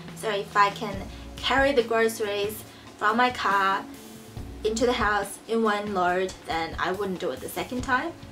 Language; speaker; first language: English; early bilingual, other home language; Chinese